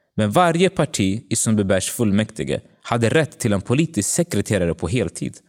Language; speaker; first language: Swedish; early bilingual, other home language; Tigrinya